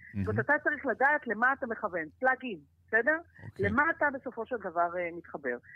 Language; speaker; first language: Hebrew; native; Hebrew